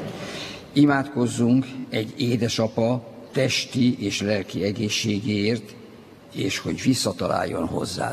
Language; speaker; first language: Hungarian; native; Hungarian